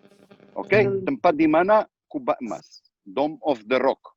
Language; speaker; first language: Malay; non-native, learner; Hebrew